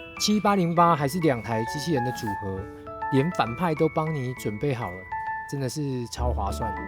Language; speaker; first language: Chinese; native; Chinese